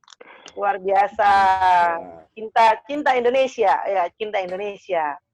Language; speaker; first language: Indonesian; native; Indonesian